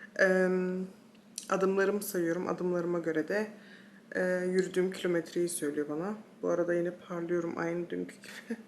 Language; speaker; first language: Turkish; early bilingual, heritage; Turkish